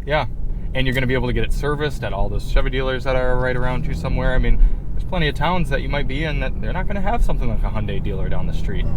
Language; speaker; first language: English; native; English